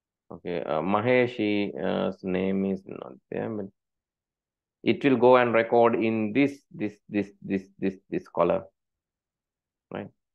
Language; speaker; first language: English; non-native, local second language; Sinhala